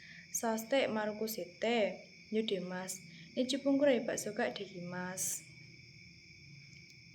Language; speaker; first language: Japanese; non-native, learner; Indonesian